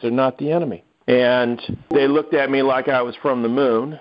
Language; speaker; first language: English; native; English